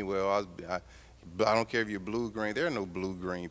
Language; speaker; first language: English; native; English